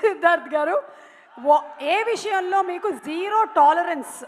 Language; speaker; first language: Telugu; native; Telugu